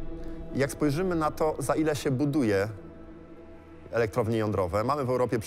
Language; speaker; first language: Polish; native; Polish